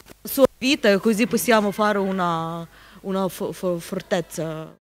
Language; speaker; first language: Italian; non-native, learner; Ukrainian